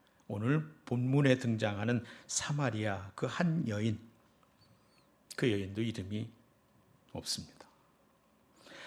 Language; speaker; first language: Korean; native; Korean